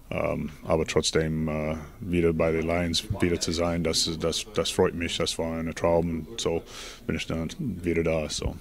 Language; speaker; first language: German; non-native, learner; English